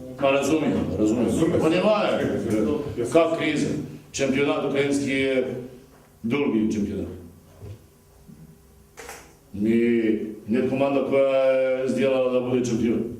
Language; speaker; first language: Russian; non-native, learner; Serbian